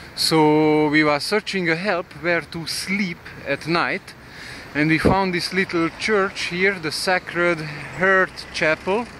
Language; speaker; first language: English; non-native, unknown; Hungarian